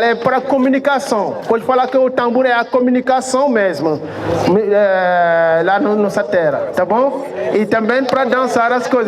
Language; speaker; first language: Portuguese; non-native, fluent; Wolof